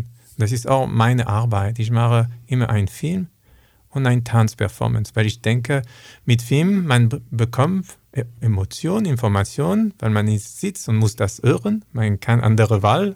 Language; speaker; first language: German; non-native, learner; French